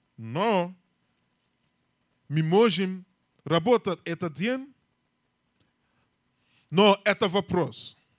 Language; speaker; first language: Russian; non-native, learner; English